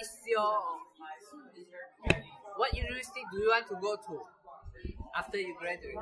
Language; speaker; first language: English; non-native, fluent; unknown